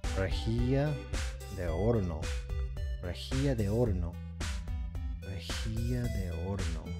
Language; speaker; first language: Spanish; non-native, learner; English